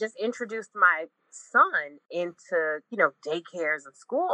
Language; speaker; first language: English; native; English